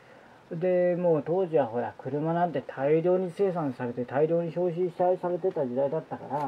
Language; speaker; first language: Japanese; native; Japanese